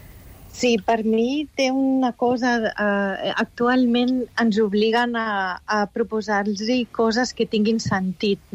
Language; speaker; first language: Catalan; native; Catalan